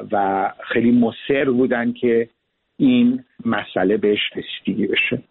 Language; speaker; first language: Persian; early bilingual, heritage; Persian